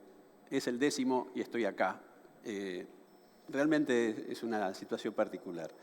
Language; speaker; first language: Spanish; native; Spanish